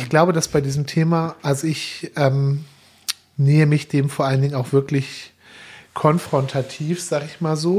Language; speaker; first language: German; native; German